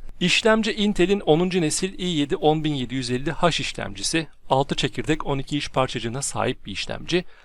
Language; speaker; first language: Turkish; native; Turkish